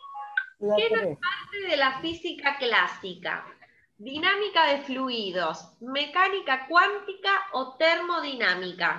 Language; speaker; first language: Spanish; native; Spanish